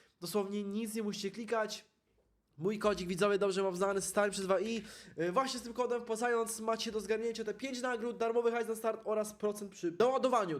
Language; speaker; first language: Polish; native; Polish